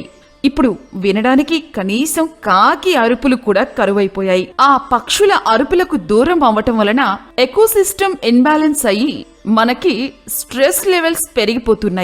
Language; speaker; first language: Telugu; native; Telugu